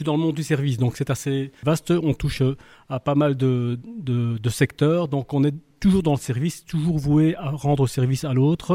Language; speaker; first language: French; early bilingual, other home language; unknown